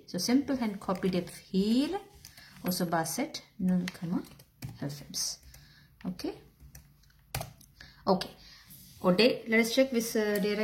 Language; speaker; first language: Danish; non-native, learner; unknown